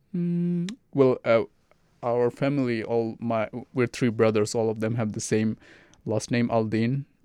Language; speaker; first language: English; non-native, fluent; Arabic